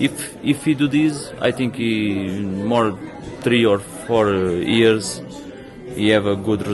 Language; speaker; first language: English; non-native, learner; Portuguese